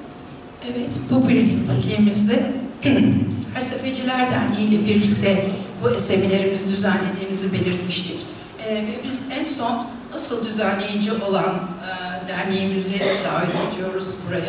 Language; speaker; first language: Turkish; native; Turkish